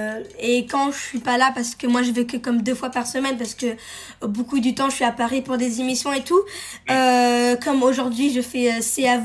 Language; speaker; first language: French; early bilingual, heritage; French